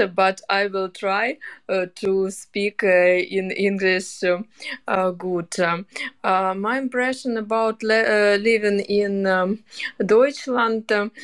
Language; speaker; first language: English; non-native, learner; Ukrainian